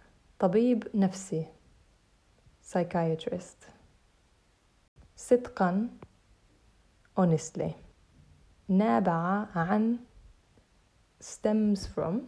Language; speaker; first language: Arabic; non-native, fluent; English